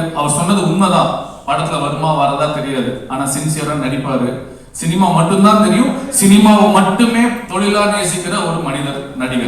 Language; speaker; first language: Tamil; native; Tamil